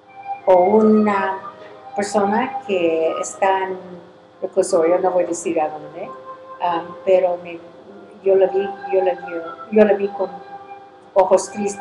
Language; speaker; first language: Spanish; early bilingual, heritage; English